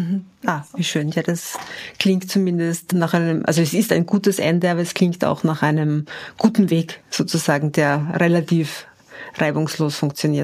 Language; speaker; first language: German; native; German